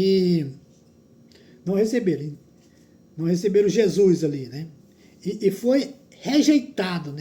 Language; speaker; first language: Portuguese; native; Portuguese